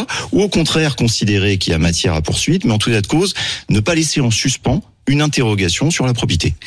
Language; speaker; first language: French; native; French